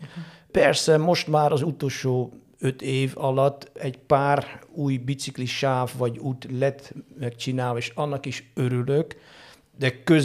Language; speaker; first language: Hungarian; non-native, fluent; Dutch